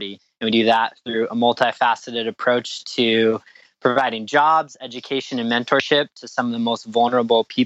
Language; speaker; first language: English; native; English